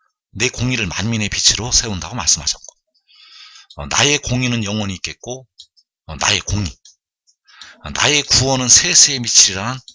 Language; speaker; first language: Korean; native; Korean